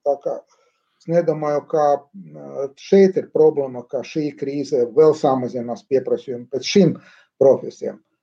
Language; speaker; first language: Latvian; non-native, local second language; Russian